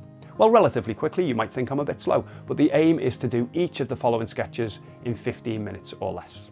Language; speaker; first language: English; native; English